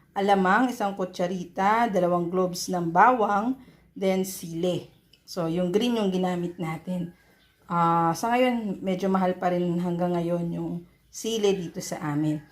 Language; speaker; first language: Filipino; non-native, local second language; Bikol